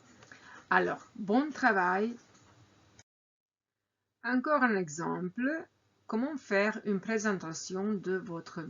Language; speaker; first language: French; non-native, fluent; Croatian